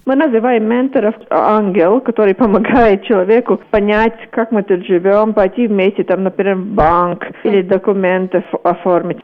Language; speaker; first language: Russian; non-native, local second language; Latvian